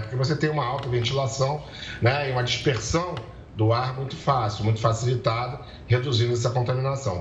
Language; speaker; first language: Portuguese; native; Portuguese